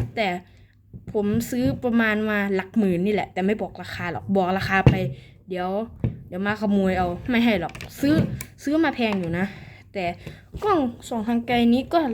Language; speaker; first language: Thai; native; Thai